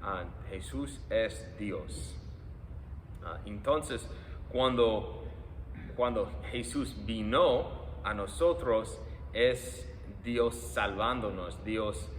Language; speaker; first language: Spanish; non-native, fluent; English